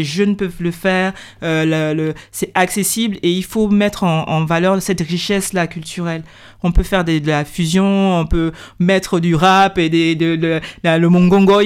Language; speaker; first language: French; native; French